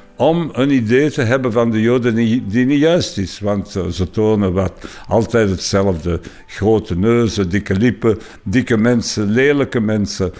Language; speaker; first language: Dutch; non-native, local second language; French